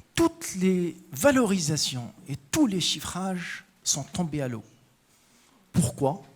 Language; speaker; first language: French; non-native, local second language; Arabic